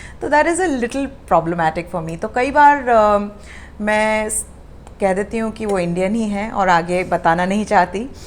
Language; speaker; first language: Hindi; native; Hindi